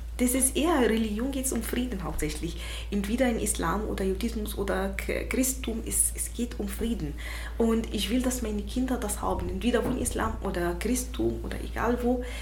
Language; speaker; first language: German; non-native, fluent; Arabic